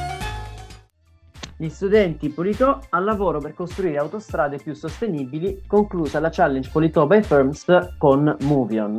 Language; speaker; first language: Italian; native; Italian